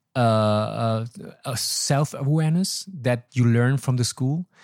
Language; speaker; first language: English; non-native, fluent; German